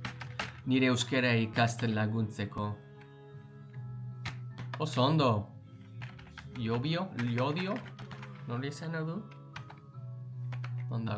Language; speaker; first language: Basque; non-native, learner; English